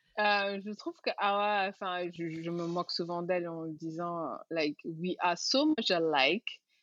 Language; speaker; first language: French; non-native, local second language; Serer